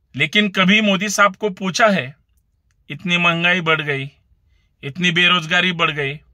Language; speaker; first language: Hindi; non-native, local second language; Marathi